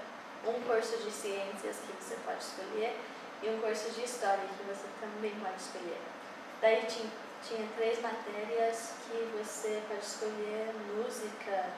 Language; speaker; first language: Portuguese; early bilingual, heritage; English